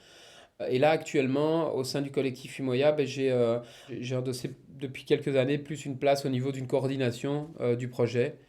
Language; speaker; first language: French; native; French